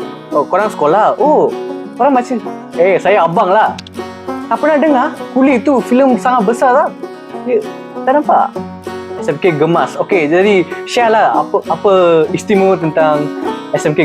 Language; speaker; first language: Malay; non-native, local second language; Tamil